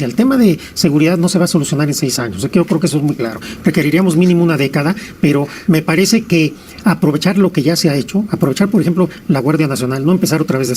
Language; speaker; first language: Spanish; native; Spanish